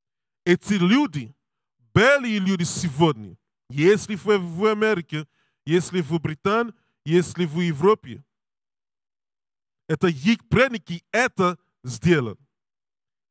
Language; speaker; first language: Russian; non-native, learner; English